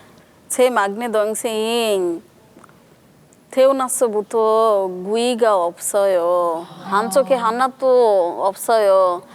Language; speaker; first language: Korean; non-native, local second language; Bangla